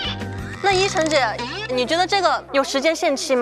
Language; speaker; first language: Chinese; native; Chinese